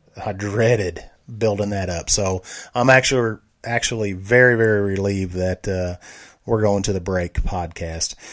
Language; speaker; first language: English; native; English